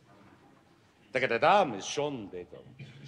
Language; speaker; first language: German; non-native, fluent; English